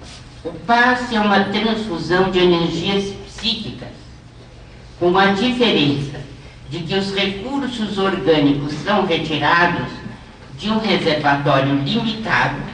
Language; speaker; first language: Portuguese; native; Portuguese